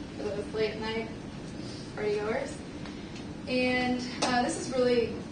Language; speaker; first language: English; native; English